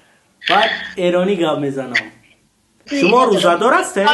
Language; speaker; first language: Persian; native; Persian